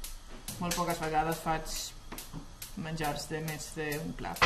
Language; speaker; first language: Catalan; non-native, fluent; Swedish